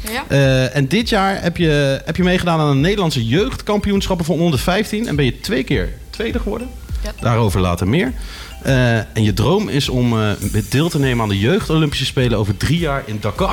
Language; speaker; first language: Dutch; native; Dutch